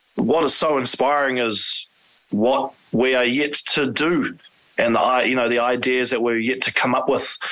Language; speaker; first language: English; native; English